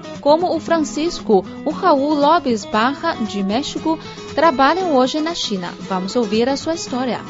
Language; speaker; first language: Portuguese; non-native, fluent; Chinese